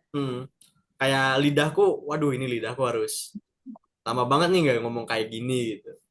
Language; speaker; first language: Indonesian; non-native, local second language; Sundanese